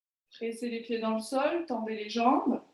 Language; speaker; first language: French; native; French